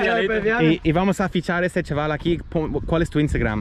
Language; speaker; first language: Spanish; native; Spanish